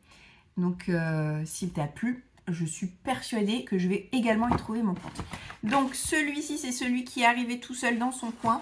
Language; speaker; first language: French; native; French